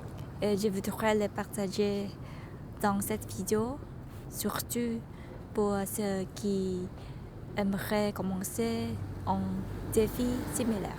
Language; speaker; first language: French; non-native, learner; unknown